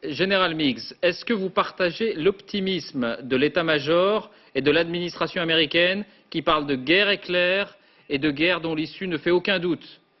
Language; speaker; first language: French; native; French